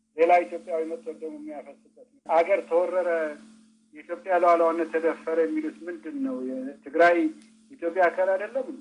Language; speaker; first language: Amharic; non-native, local second language; Tigrinya